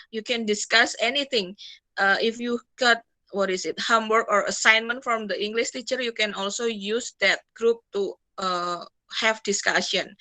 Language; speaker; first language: English; non-native, fluent; Indonesian